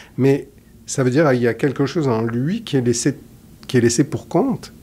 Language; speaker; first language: French; native; French